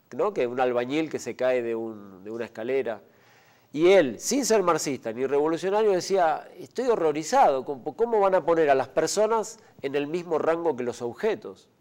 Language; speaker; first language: Spanish; native; Spanish